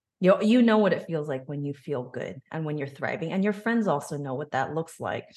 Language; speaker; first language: English; native; English